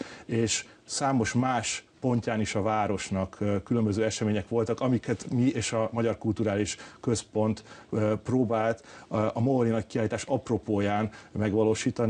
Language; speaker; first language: Hungarian; native; Hungarian